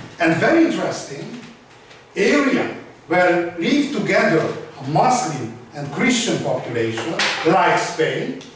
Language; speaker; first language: English; non-native, learner; Hungarian